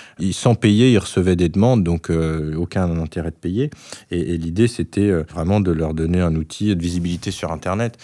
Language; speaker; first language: French; native; French